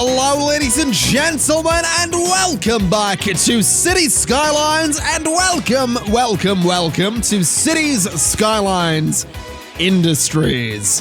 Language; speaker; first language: English; native; English